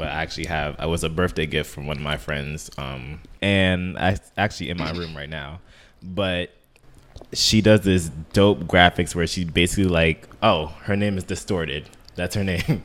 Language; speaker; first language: English; native; English